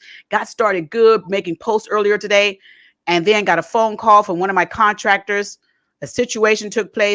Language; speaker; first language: English; native; English